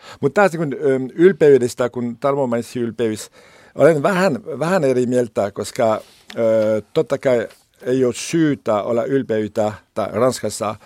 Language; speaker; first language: Finnish; non-native, learner; French